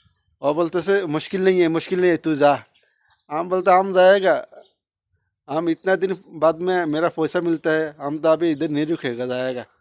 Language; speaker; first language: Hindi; non-native, learner; Bangla